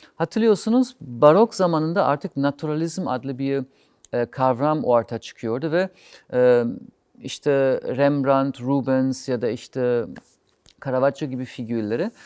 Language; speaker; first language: Turkish; non-native, fluent; German